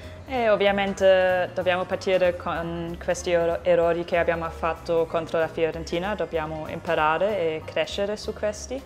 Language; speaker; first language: Italian; non-native, fluent; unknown